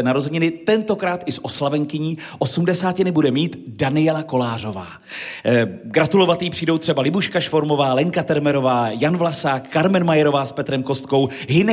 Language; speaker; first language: Czech; native; Czech